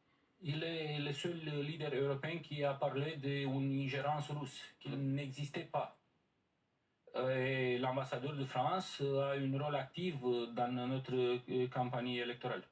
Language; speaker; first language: French; non-native, learner; Romanian